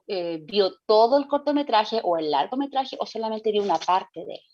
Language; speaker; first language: Spanish; native; Spanish